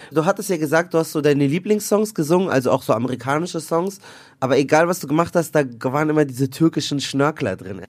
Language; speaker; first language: German; native; German